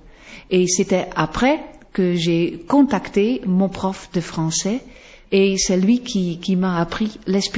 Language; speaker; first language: French; non-native, fluent; Western Frisian